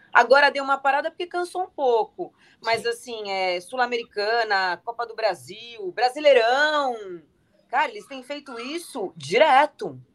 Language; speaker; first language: Portuguese; native; Portuguese